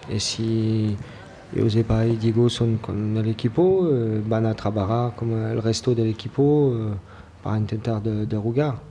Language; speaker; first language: Spanish; non-native, learner; French